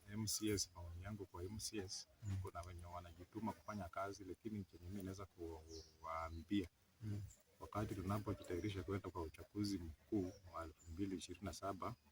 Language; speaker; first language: Swahili; non-native, local second language; Luyia